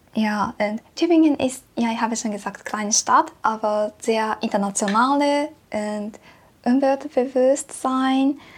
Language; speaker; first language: German; non-native, fluent; Japanese